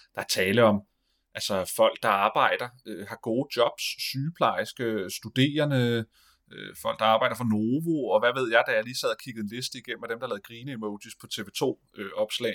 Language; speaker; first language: Danish; native; Danish